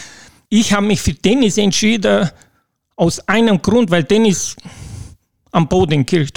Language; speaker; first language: German; non-native, local second language; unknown